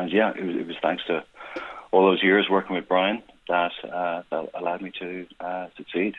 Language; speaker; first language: English; native; English